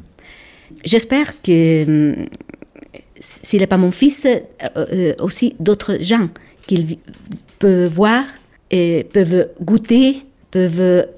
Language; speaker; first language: French; non-native, local second language; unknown